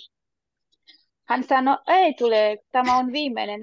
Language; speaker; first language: Finnish; non-native, learner; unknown